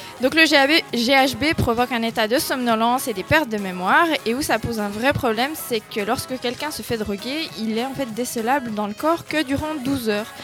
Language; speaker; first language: French; native; French